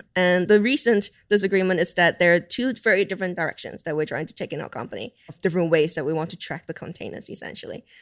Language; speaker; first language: English; non-native, local second language; Cantonese